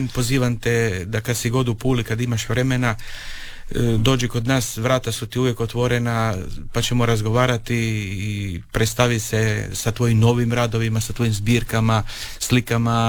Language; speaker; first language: Serbian; native; Serbian